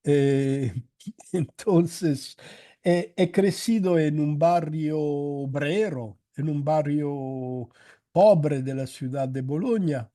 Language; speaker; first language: Spanish; non-native, fluent; Italian